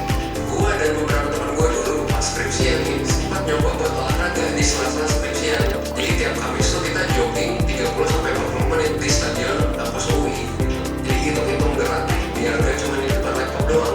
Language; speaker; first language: Indonesian; native; Indonesian